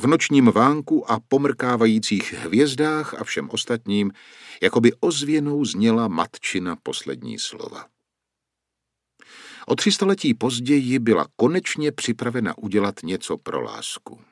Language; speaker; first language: Czech; native; Czech